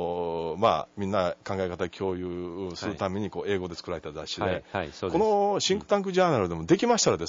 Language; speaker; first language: Japanese; native; Japanese